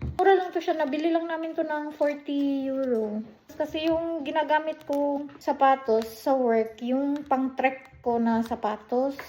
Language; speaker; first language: Filipino; non-native, local second language; Cebuano